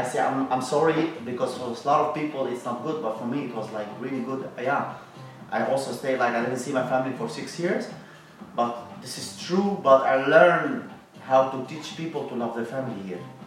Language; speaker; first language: English; non-native, fluent; Arabic